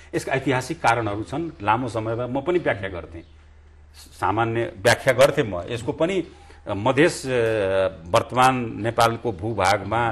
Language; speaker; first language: Nepali; non-native, local second language; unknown